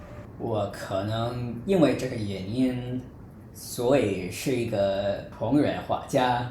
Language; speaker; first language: Chinese; non-native, fluent; English